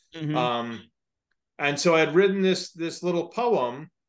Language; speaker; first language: English; native; English